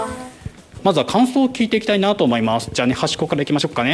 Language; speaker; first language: Japanese; native; Japanese